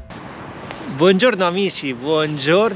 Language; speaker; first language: Italian; native; Italian